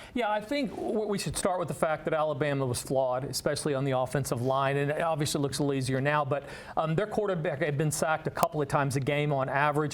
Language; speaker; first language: English; native; English